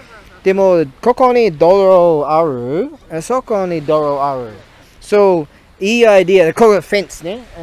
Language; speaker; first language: Japanese; non-native, learner; English